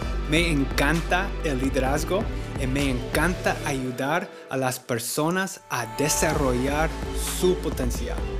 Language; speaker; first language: Spanish; non-native, fluent; English